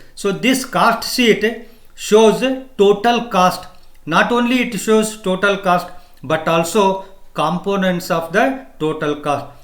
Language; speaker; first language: English; non-native, local second language; Kannada